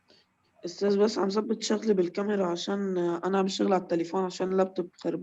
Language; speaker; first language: Arabic; native; Arabic